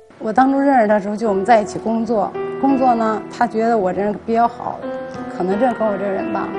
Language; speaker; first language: Chinese; native; Chinese